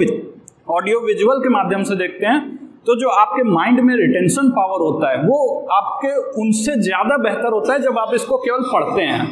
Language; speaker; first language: Hindi; native; Hindi